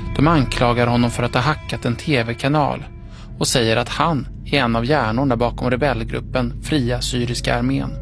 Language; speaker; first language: Swedish; native; Swedish